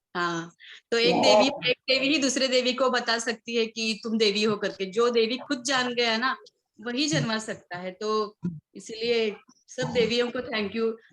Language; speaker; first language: Hindi; non-native, local second language; Marathi